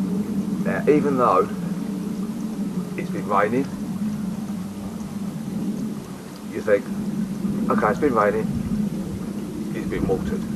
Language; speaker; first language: English; native; English